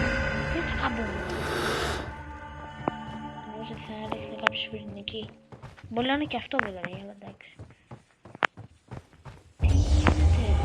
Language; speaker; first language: Greek; native; Greek